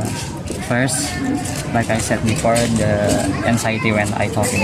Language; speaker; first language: English; non-native, learner; Indonesian